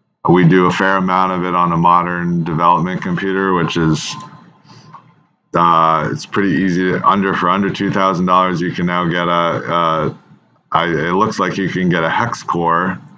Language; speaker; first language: English; native; English